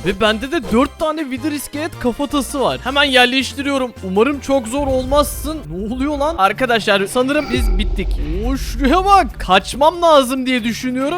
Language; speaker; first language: Turkish; native; Turkish